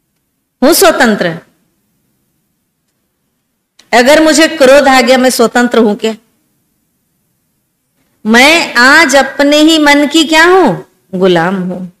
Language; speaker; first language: Hindi; native; Hindi